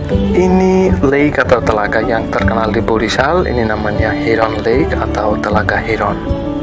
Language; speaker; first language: Indonesian; non-native, fluent; Bangla